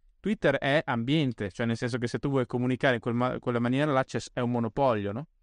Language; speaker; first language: Italian; native; Italian